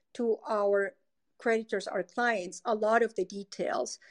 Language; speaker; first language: English; non-native, fluent; Spanish